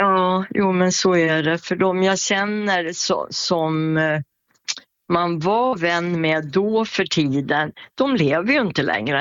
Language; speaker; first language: Swedish; native; Swedish